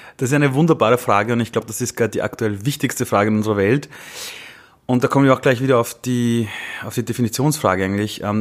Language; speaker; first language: German; early bilingual, other home language; Persian